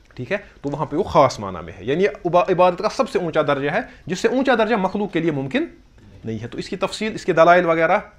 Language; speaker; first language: Urdu; non-native, local second language; Kashmiri